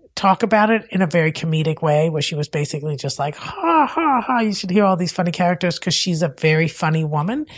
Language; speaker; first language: English; non-native, fluent; Danish